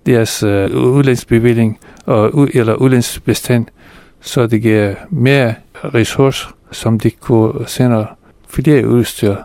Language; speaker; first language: Danish; non-native, fluent; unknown